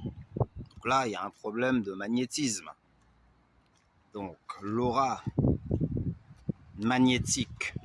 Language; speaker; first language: French; native; French